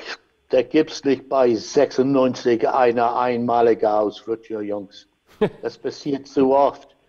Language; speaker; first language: German; non-native, learner; English